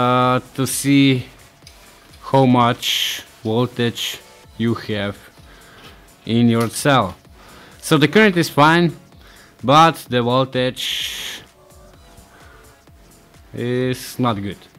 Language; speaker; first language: English; non-native, learner; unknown